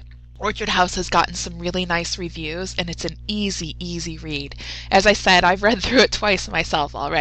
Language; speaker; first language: English; native; English